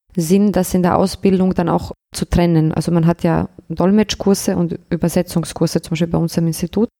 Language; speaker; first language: German; early bilingual, other home language; Bosnian